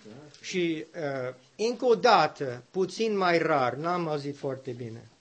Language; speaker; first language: Romanian; non-native, learner; English